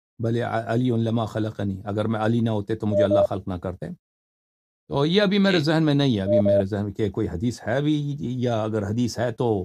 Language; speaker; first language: Urdu; non-native, fluent; Persian